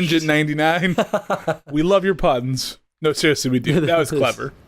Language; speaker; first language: English; native; English